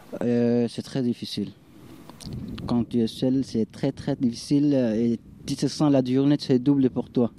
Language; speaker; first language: French; non-native, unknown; Arabic